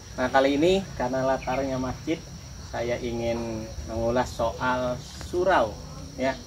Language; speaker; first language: Indonesian; non-native, local second language; Sundanese